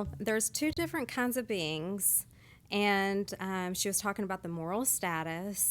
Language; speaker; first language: English; native; English